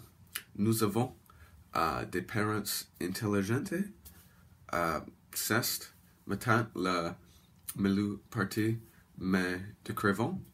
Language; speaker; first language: French; non-native, learner; English